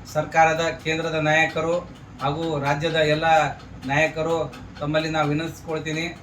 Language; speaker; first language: Kannada; non-native, local second language; Lambadi